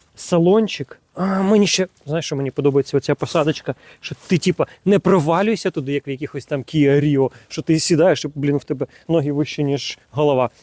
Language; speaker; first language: Ukrainian; non-native, local second language; Russian